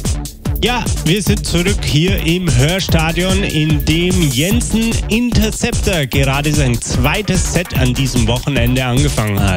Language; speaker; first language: German; native; German